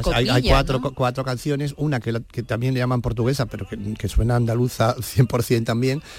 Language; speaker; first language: Spanish; native; Spanish